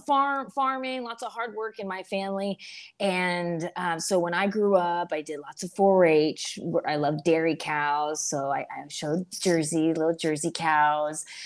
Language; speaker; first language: English; native; English